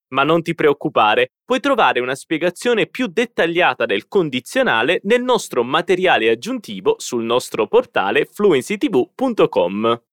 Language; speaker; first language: Italian; native; Italian